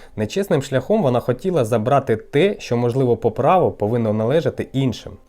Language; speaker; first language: Ukrainian; non-native, local second language; Russian